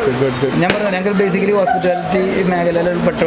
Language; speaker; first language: Malayalam; native; Malayalam